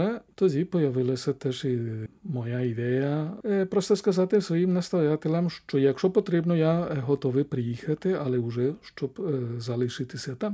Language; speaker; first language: Ukrainian; non-native, fluent; Spanish